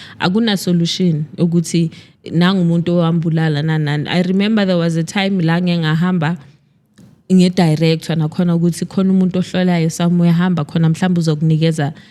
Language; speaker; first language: Zulu; native; Zulu